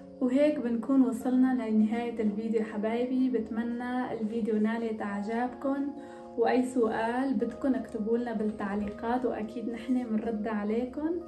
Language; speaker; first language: Arabic; non-native, local second language; Kurdish